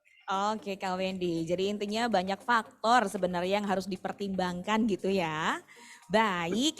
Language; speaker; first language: Indonesian; native; Indonesian